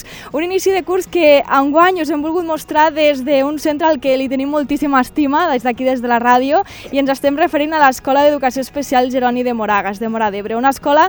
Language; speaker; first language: Catalan; native; Catalan